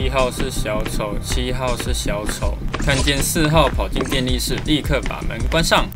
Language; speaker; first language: Chinese; native; Chinese